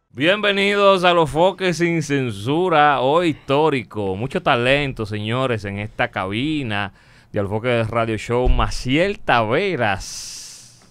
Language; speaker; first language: Spanish; native; Spanish